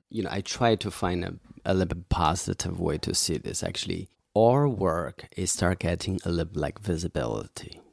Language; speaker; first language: English; non-native, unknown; Chinese